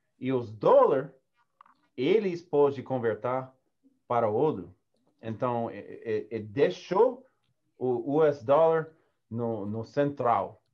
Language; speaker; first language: Portuguese; non-native, learner; English